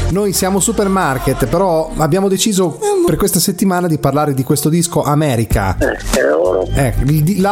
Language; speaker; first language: Italian; native; Italian